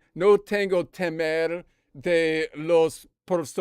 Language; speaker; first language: Spanish; non-native, learner; English